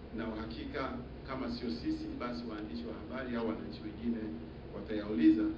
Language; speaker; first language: Swahili; native; Swahili